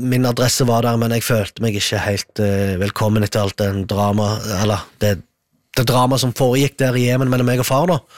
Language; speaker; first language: Norwegian; early bilingual, other home language; Arabic